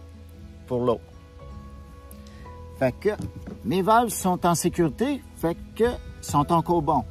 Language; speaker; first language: French; native; French